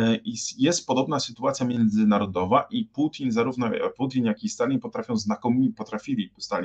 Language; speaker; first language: Polish; native; Polish